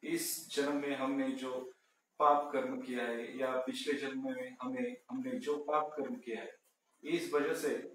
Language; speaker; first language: Hindi; non-native, local second language; Marathi